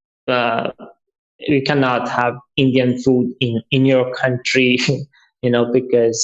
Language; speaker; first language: English; non-native, learner; Persian